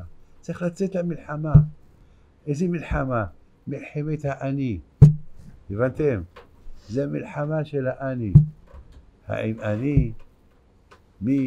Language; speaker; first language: Hebrew; non-native, fluent; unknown